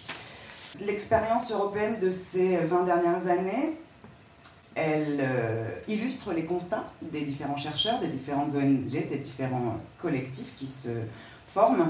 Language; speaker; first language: French; native; French